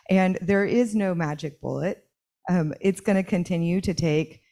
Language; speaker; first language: English; native; English